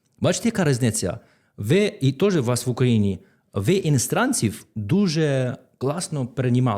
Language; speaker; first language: Ukrainian; non-native, fluent; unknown